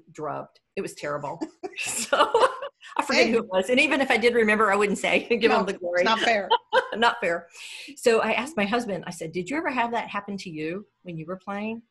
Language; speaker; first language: English; native; English